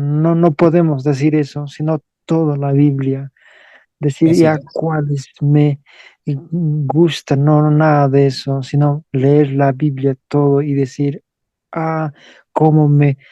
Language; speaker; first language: Spanish; non-native, local second language; Quechua